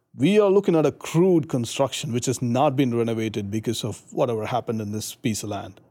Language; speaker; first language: English; non-native, local second language; Tamil